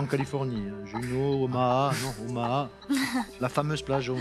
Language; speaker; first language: French; native; French